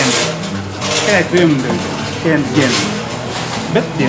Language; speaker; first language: Vietnamese; non-native, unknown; Japanese